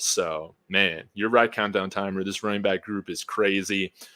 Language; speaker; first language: English; native; English